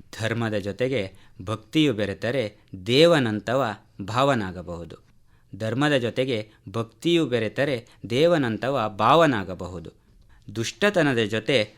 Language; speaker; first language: Kannada; native; Kannada